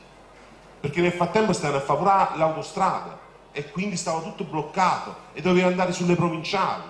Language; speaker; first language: Italian; native; Italian